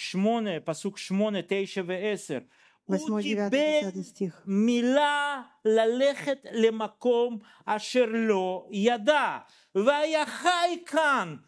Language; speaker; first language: Hebrew; non-native, fluent; Russian